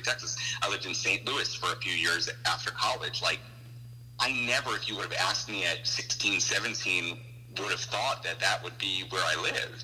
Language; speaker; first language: English; native; English